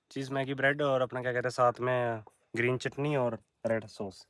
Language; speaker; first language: Hindi; non-native, local second language; Punjabi